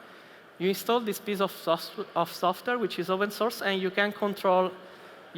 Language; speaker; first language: English; non-native, fluent; Italian